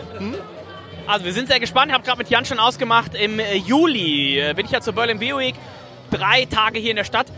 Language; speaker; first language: German; native; German